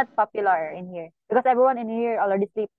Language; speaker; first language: English; non-native, local second language; Cebuano